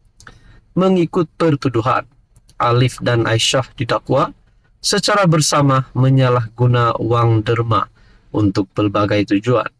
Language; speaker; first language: Malay; native; Malay